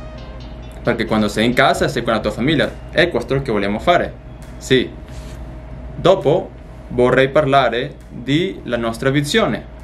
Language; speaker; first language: Italian; non-native, learner; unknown